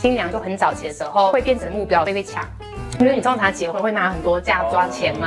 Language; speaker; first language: Chinese; non-native, fluent; Japanese